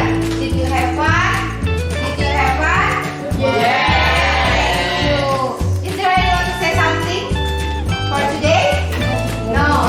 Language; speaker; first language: English; non-native, learner; Indonesian